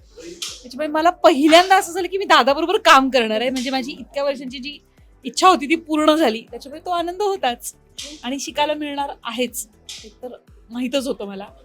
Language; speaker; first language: Marathi; native; Marathi